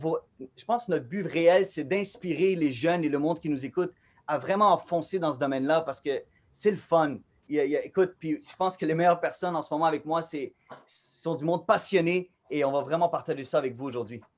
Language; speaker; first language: French; native; French